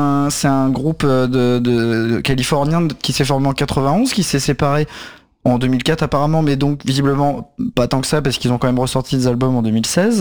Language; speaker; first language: French; native; French